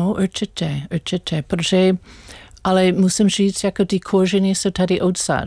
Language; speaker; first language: Czech; non-native, learner; English